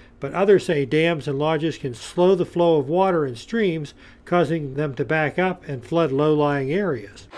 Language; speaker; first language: English; native; English